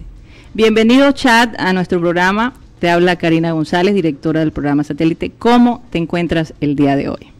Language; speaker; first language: Spanish; native; Spanish